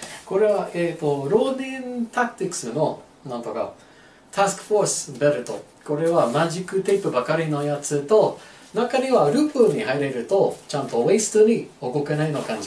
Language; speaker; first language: Japanese; non-native, learner; English